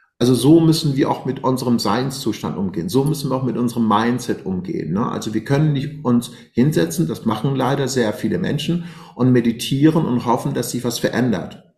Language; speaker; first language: German; non-native, fluent; Persian